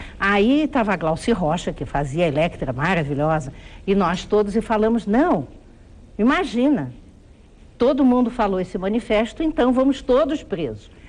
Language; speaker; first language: Portuguese; early bilingual, other home language; German